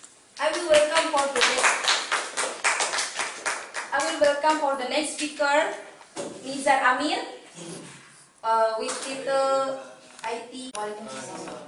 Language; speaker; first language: English; non-native, learner; Indonesian